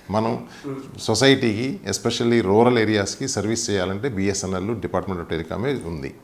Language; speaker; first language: Telugu; native; Telugu